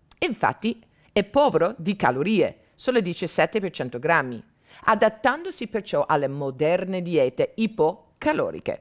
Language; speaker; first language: Italian; non-native, fluent; English